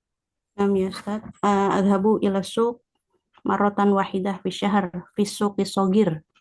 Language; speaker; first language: Arabic; non-native, learner; Indonesian